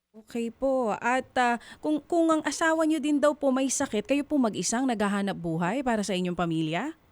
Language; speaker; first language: Filipino; native; Filipino